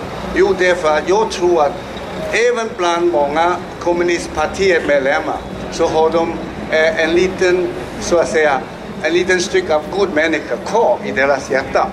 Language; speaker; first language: Swedish; non-native, fluent; Chinese